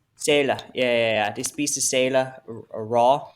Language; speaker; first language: Danish; non-native, learner; English